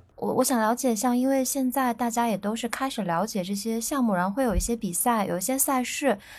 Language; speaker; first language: Chinese; native; Chinese